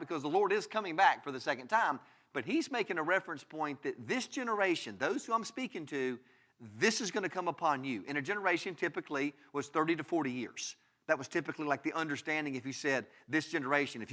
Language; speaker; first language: English; native; English